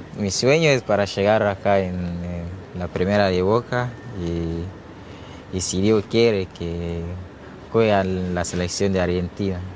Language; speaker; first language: Spanish; non-native, learner; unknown